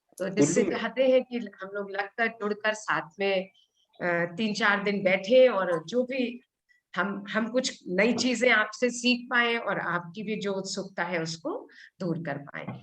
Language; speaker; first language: Hindi; native; Hindi